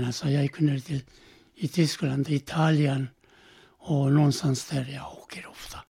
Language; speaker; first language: Swedish; non-native, learner; Korean